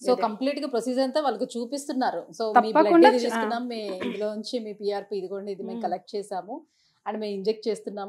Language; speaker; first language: Telugu; native; Telugu